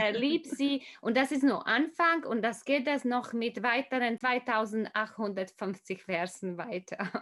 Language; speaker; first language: German; non-native, fluent; Slovak